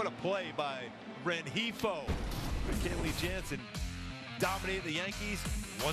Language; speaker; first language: English; native; English